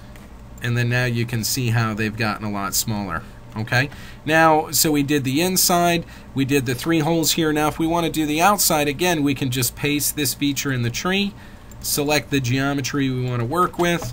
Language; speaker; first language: English; native; English